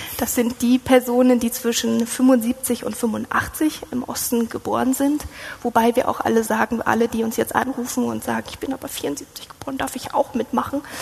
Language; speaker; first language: German; native; German